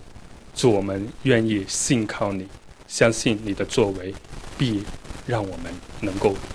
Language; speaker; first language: Chinese; native; Chinese